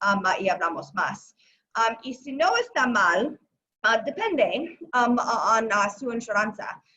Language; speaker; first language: Spanish; non-native, learner; English